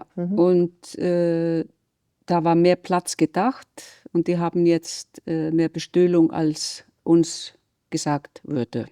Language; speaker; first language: German; non-native, fluent; Icelandic